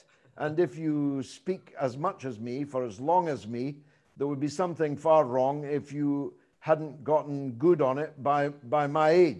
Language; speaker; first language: English; native; English